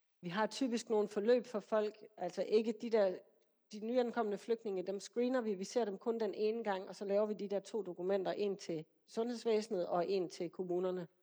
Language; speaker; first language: Danish; native; Danish